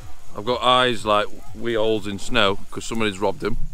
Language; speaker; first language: English; native; English